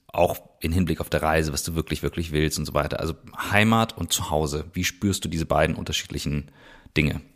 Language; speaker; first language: German; native; German